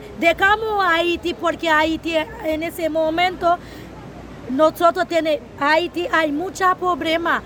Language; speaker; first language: Spanish; non-native, learner; Haitian Creole